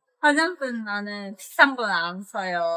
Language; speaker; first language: Korean; non-native, learner; Japanese